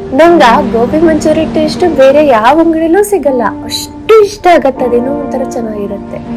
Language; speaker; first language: Kannada; native; Kannada